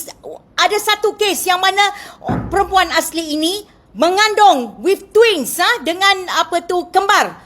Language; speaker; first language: Malay; native; Malay